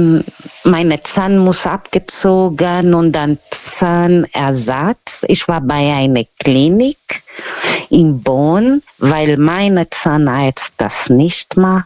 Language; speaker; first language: German; non-native, fluent; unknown